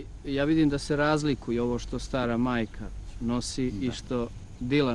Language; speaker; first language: Croatian; native; Croatian